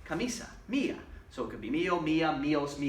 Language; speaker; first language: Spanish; non-native, fluent; English